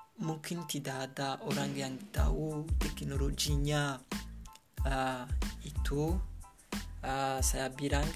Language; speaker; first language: Indonesian; non-native, learner; Kinyarwanda